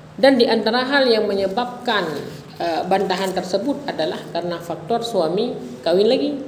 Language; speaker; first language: Indonesian; non-native, local second language; Achinese